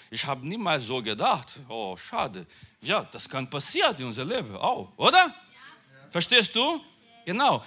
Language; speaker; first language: German; non-native, learner; Portuguese